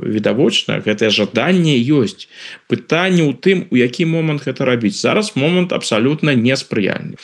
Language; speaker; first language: Belarusian; native; Belarusian